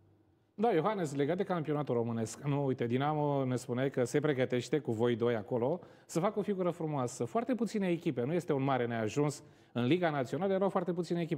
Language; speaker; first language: Romanian; native; Romanian